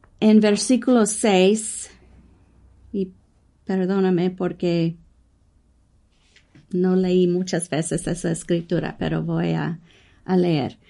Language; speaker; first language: Spanish; non-native, learner; English